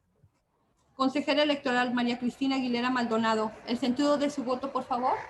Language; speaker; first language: Spanish; native; Spanish